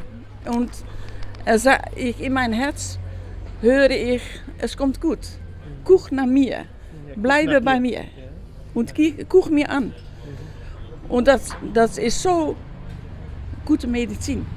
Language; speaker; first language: German; non-native, learner; Dutch